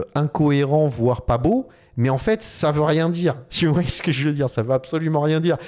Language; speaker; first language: French; native; French